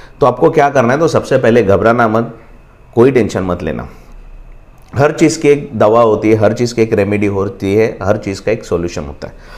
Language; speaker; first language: Hindi; non-native, local second language; Marathi